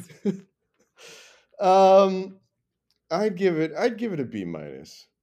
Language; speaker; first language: English; native; English